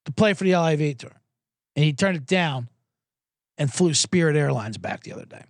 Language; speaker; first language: English; native; English